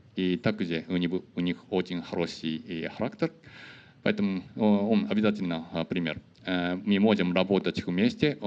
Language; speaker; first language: Russian; non-native, learner; Japanese